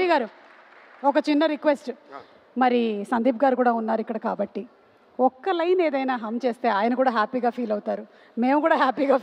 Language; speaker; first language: Telugu; native; Telugu